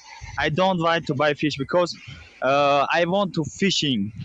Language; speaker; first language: English; non-native, learner; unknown